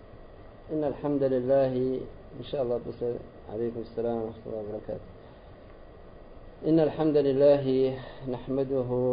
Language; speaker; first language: Russian; non-native, learner; Arabic